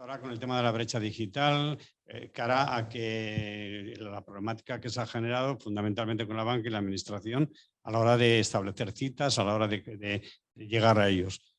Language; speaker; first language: Spanish; native; Spanish